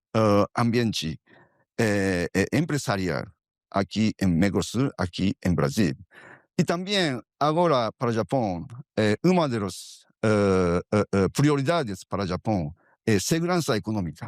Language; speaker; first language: Portuguese; non-native, fluent; Japanese